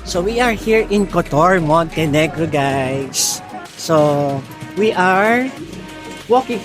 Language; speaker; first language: English; non-native, local second language; Filipino